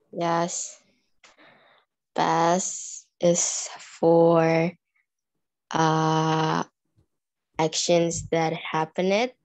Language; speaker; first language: English; non-native, learner; Indonesian